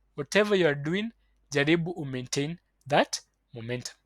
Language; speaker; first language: English; non-native, local second language; Swahili